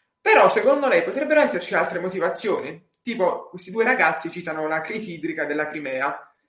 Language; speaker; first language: Italian; native; Italian